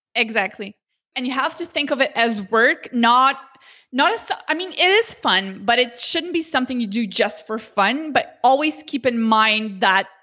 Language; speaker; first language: English; non-native, fluent; Slovenian